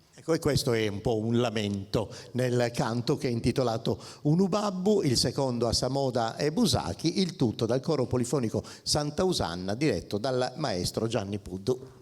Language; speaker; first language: Italian; native; Italian